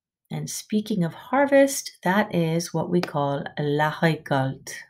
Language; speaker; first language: English; native; English